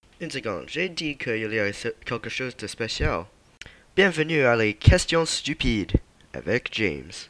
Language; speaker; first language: French; non-native, learner; English